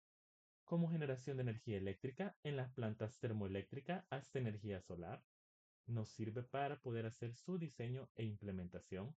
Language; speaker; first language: Spanish; native; Spanish